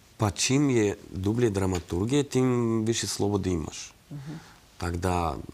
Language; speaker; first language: Croatian; non-native, fluent; Russian